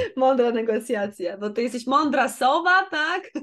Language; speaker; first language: Polish; native; Polish